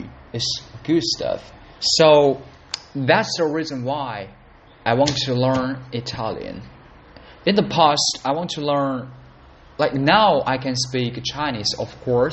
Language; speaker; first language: English; non-native, learner; Chinese